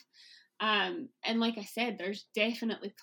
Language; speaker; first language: English; native; English